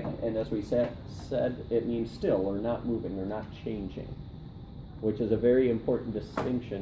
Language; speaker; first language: English; native; English